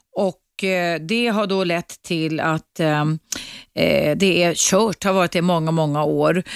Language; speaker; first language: Swedish; native; Swedish